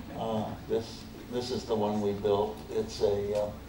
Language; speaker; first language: English; native; English